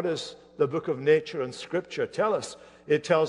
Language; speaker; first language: English; native; English